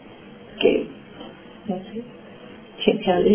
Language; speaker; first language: Spanish; non-native, learner; Romanian